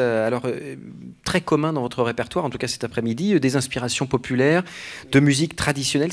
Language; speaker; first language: French; native; French